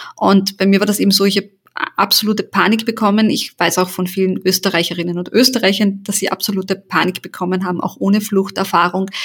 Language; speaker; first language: German; early bilingual, other home language; Bosnian